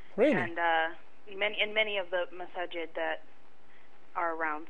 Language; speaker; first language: English; native; English